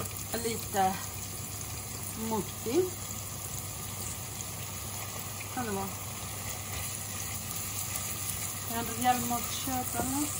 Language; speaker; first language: Swedish; non-native, fluent; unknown